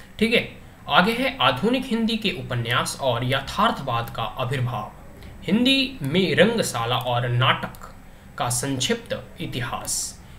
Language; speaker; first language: Hindi; native; Hindi